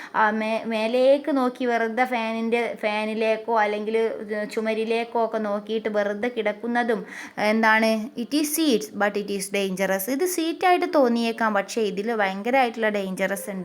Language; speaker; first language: Malayalam; native; Malayalam